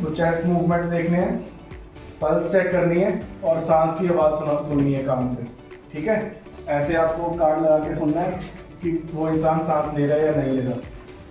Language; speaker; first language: Hindi; native; Hindi